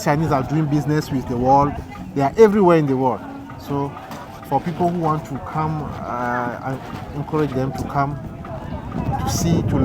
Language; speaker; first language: English; non-native, fluent; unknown